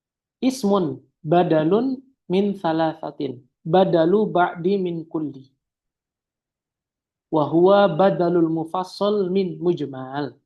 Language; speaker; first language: Arabic; non-native, fluent; Indonesian